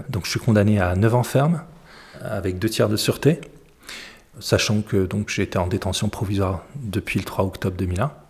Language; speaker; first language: French; early bilingual, other home language; Arabic